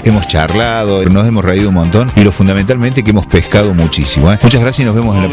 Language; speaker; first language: Spanish; native; Spanish